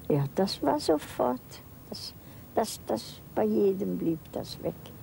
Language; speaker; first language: German; native; German